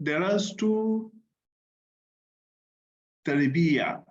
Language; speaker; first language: Arabic; non-native, learner; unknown